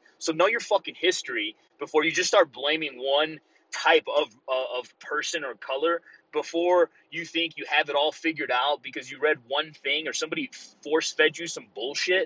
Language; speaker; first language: English; early bilingual, other home language; Spanish